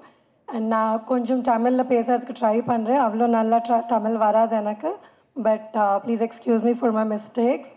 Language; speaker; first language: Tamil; non-native, learner; Telugu